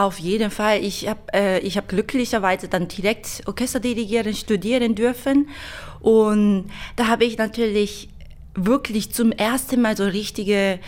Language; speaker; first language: German; non-native, fluent; Korean